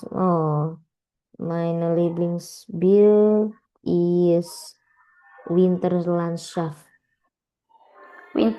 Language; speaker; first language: German; non-native, learner; Indonesian